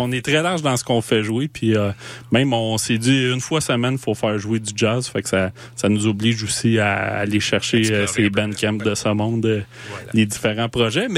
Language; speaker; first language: French; native; French